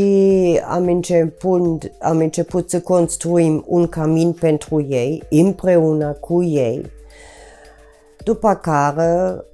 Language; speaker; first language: Romanian; non-native, fluent; German